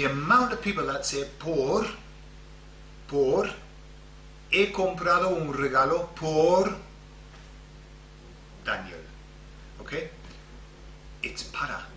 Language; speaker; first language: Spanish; non-native, fluent; English